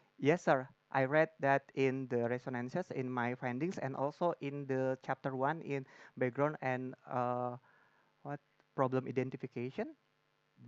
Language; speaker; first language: English; non-native, learner; Indonesian